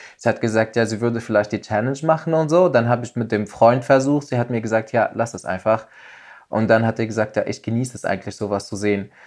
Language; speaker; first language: German; non-native, fluent; Arabic